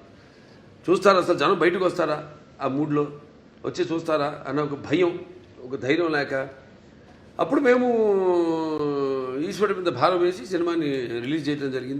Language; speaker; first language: Telugu; native; Telugu